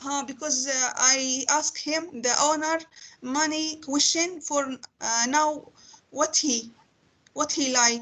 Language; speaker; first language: English; non-native, learner; Arabic